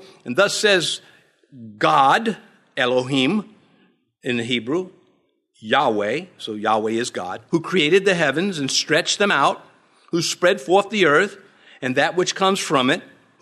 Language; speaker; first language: English; native; English